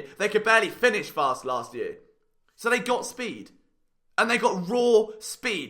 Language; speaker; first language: English; native; English